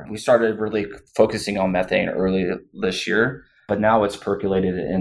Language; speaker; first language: English; native; English